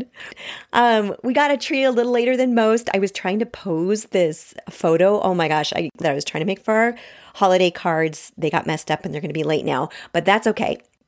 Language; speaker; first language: English; native; English